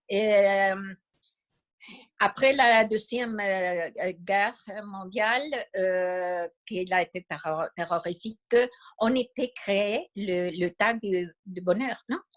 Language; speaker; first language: French; non-native, fluent; Spanish